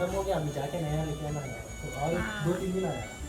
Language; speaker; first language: Hindi; non-native, local second language; Bangla